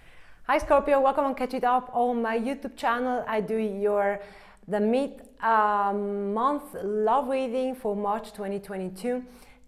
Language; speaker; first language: English; non-native, fluent; Italian